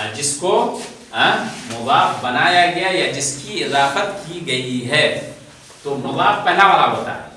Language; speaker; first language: Urdu; native; Urdu